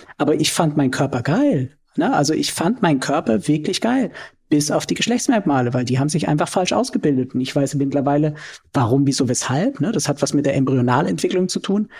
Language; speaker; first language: German; native; German